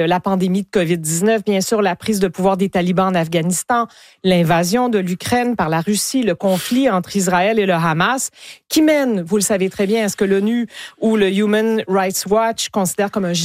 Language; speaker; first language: French; native; French